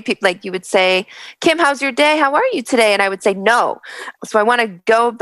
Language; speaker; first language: English; native; English